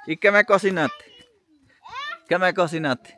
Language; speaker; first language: Spanish; native; Spanish